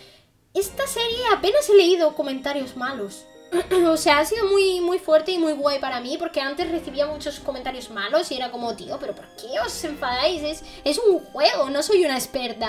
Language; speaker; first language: Spanish; native; Spanish